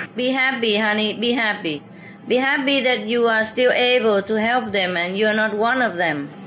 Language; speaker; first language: English; non-native, fluent; Vietnamese